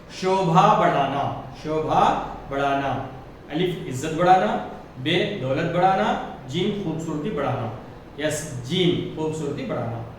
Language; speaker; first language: Urdu; native; Urdu